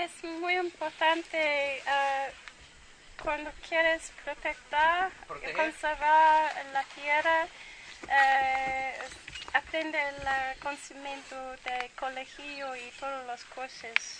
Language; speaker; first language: Spanish; non-native, learner; English